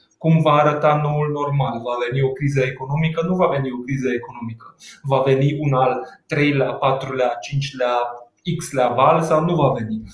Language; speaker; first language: Romanian; non-native, local second language; Hungarian